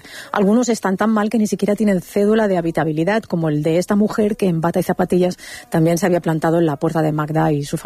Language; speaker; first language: Spanish; native; Spanish